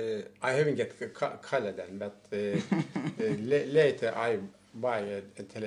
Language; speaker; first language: English; non-native, learner; Turkish